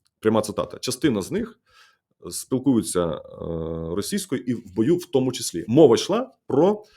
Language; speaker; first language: Ukrainian; native; Ukrainian